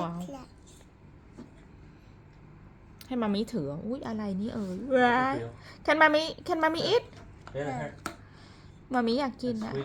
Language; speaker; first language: Thai; native; Thai